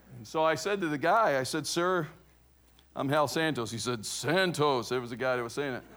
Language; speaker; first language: English; native; English